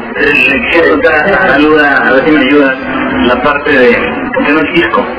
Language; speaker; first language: Spanish; native; Spanish